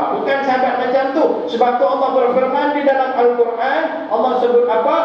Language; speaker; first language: Malay; non-native, local second language; Tamil